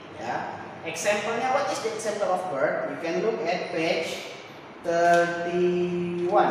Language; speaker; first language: English; non-native, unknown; Indonesian